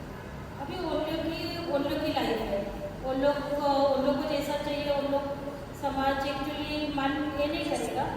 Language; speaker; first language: Hindi; non-native, local second language; Marathi